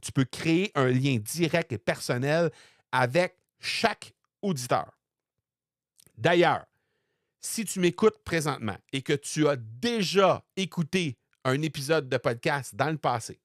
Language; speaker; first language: French; native; French